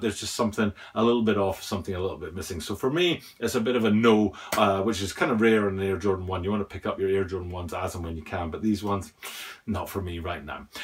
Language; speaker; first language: English; native; English